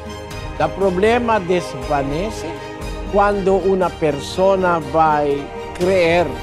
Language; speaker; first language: Spanish; non-native, learner; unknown